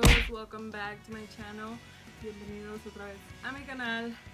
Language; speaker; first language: Spanish; early bilingual, heritage; Spanish